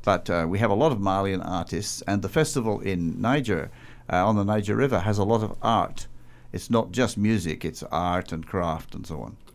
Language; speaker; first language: English; native; English